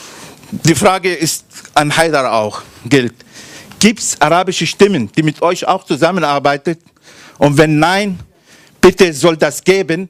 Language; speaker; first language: German; non-native, fluent; Arabic